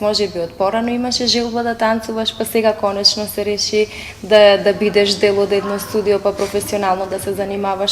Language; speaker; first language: Macedonian; native; Macedonian